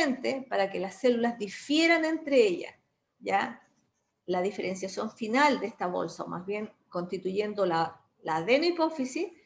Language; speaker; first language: Spanish; native; Spanish